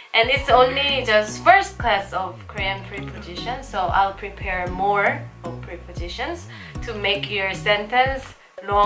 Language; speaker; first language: English; non-native, learner; Korean